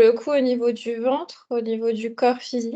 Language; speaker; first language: French; native; French